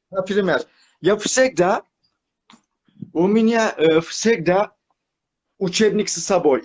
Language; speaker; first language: Russian; non-native, learner; Turkish